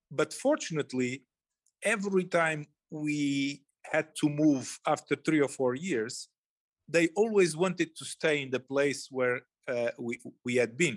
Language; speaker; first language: English; non-native, fluent; Portuguese